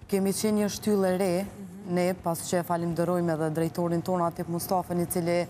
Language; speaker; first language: Albanian; native; Albanian